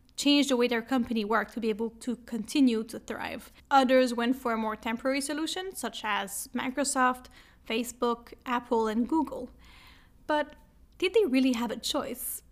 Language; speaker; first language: English; non-native, fluent; French